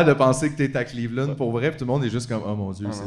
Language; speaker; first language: French; native; French